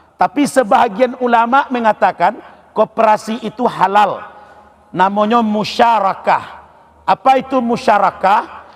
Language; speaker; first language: Malay; non-native, local second language; Minangkabau